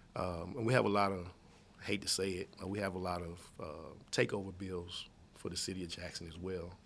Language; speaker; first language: English; native; English